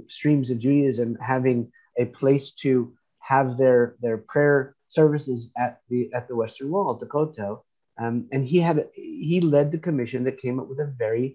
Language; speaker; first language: English; native; English